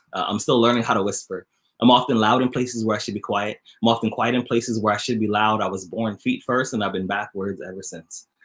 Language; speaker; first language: English; native; English